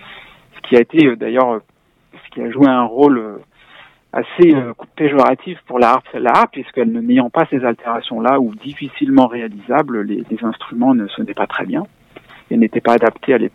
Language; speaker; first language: French; native; French